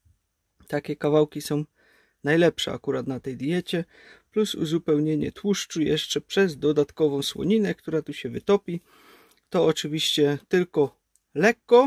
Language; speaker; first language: Polish; native; Polish